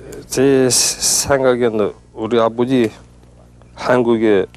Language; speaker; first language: Korean; early bilingual, heritage; Korean